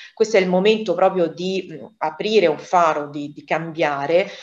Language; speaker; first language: Italian; native; Italian